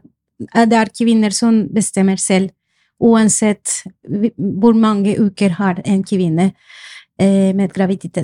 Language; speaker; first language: Norwegian; non-native, fluent; Spanish